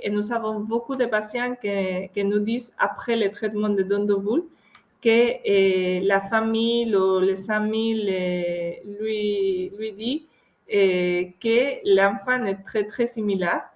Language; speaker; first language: French; non-native, fluent; Spanish